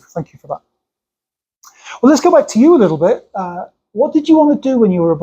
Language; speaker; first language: English; native; English